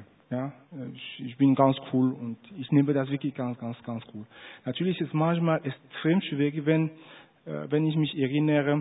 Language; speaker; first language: German; non-native, fluent; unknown